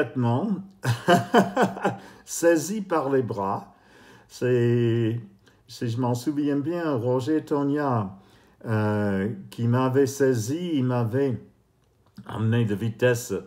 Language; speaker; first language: French; non-native, fluent; English